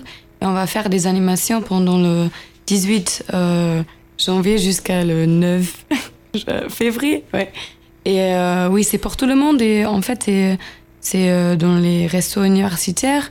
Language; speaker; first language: French; non-native, fluent; German